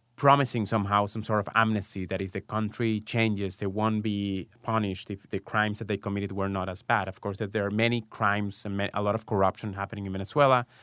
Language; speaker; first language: English; non-native, fluent; Spanish